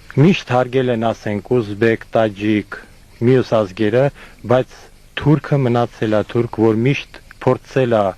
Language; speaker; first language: Armenian; non-native, fluent; Estonian